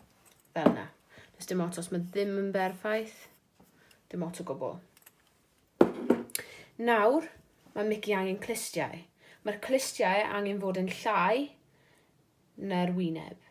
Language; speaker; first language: Welsh; non-native, local second language; English